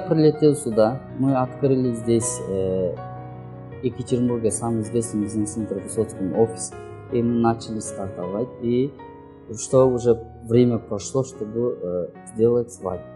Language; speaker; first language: Russian; non-native, learner; Kyrgyz